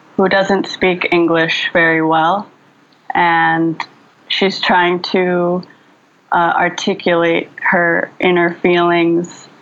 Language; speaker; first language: English; early bilingual, other home language; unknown